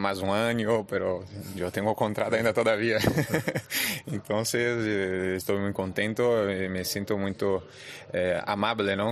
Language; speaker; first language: Spanish; non-native, fluent; Portuguese